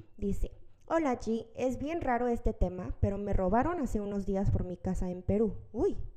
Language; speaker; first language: Spanish; early bilingual, other home language; Korean